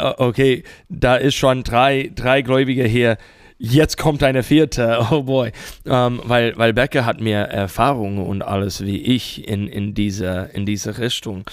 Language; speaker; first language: German; non-native, fluent; English